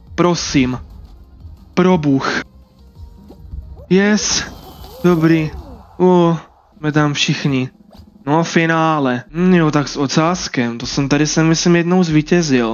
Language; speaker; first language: Czech; native; Czech